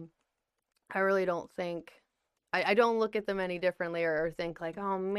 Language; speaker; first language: English; native; English